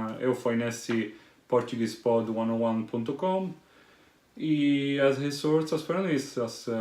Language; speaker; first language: Portuguese; non-native, fluent; Italian